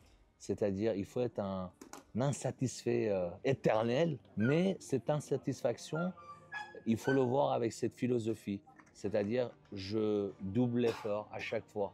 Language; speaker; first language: French; native; French